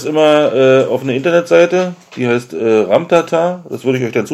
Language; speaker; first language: German; native; German